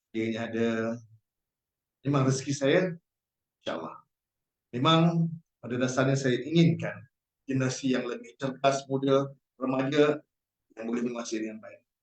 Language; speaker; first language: Malay; native; Malay